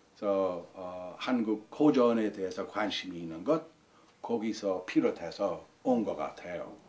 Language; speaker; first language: Korean; non-native, fluent; English